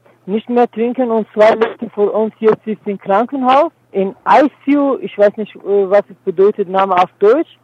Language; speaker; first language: German; non-native, learner; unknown